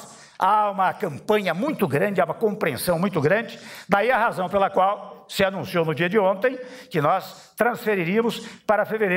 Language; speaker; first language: Portuguese; native; Portuguese